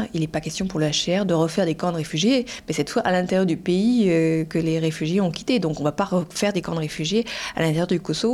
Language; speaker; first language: French; native; French